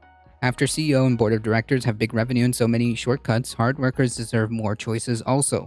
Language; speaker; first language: English; native; English